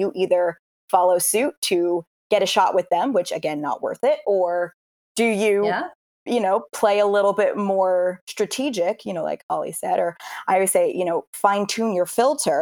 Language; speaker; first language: English; native; English